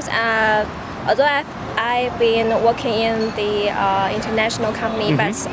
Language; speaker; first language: English; non-native, learner; Chinese